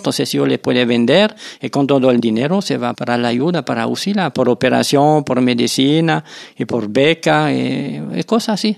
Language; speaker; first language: Spanish; non-native, fluent; French